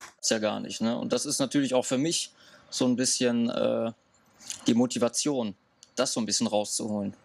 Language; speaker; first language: German; native; German